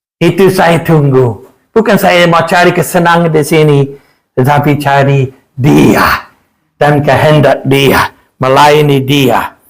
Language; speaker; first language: Malay; non-native, fluent; English